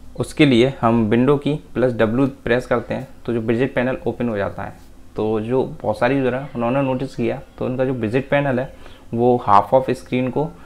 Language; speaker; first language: Hindi; native; Hindi